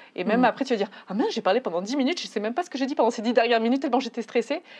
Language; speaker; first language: French; native; French